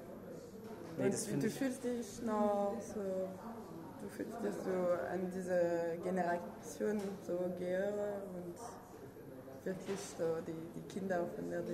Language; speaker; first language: German; non-native, fluent; French